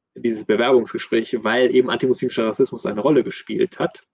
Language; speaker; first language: German; early bilingual, other home language; Persian